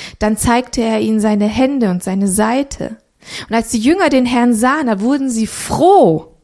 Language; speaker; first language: German; early bilingual, other home language; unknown